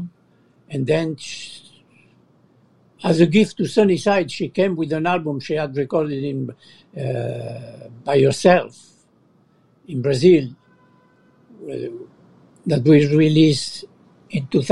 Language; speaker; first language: English; non-native, fluent; French